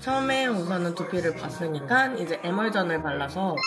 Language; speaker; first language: Korean; native; Korean